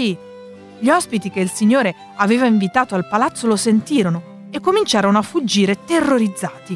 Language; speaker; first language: Italian; native; Italian